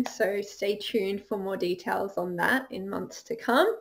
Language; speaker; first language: English; native; English